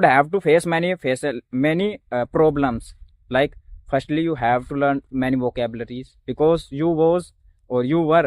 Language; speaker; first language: English; non-native, learner; Hindi